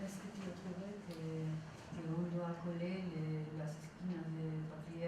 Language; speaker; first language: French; non-native, learner; Spanish